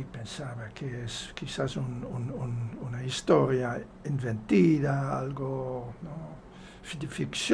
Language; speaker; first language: Spanish; non-native, fluent; Dutch